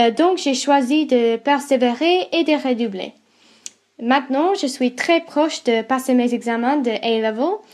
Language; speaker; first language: French; non-native, fluent; English